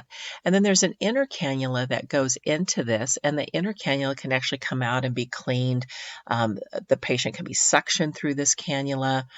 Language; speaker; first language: English; native; English